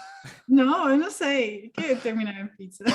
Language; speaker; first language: Portuguese; non-native, fluent; Dutch